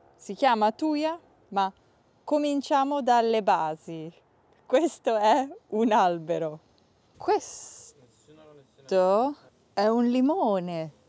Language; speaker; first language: Italian; non-native, fluent; English